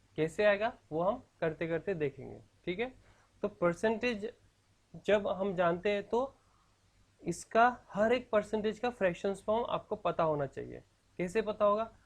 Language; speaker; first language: Hindi; non-native, local second language; Assamese